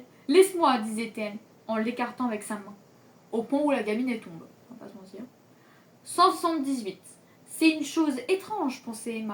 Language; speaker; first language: French; native; French